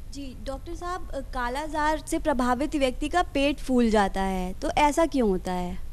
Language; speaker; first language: Hindi; native; Hindi